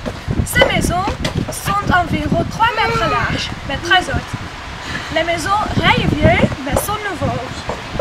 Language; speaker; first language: French; non-native, learner; Dutch